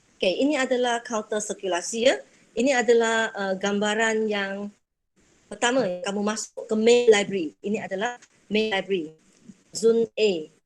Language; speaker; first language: Malay; non-native, local second language; Chinese